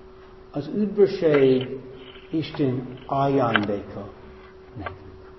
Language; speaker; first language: Hungarian; non-native, fluent; English